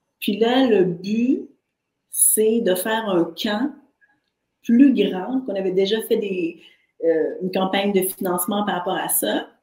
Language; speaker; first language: French; native; French